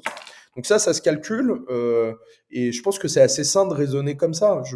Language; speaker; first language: French; native; French